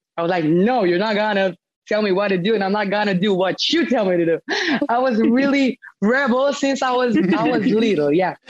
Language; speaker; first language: English; non-native, fluent; Romanian